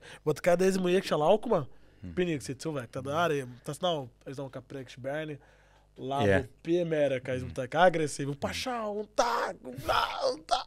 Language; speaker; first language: Latvian; non-native, learner; Portuguese